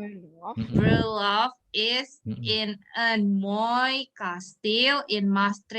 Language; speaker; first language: Dutch; non-native, learner; Indonesian